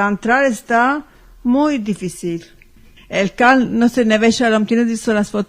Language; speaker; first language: Spanish; early bilingual, heritage; Ladino